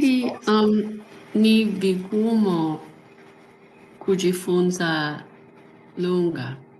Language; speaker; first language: Swahili; non-native, learner; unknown